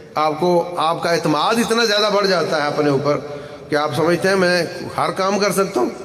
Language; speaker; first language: Urdu; non-native, local second language; Punjabi